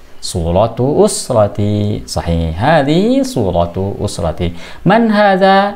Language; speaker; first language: Arabic; non-native, fluent; Indonesian